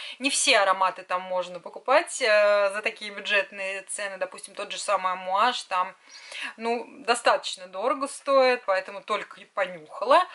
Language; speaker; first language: Russian; native; Russian